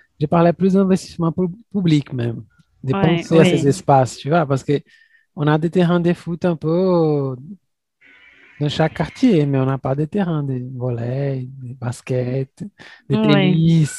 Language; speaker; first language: French; non-native, fluent; Portuguese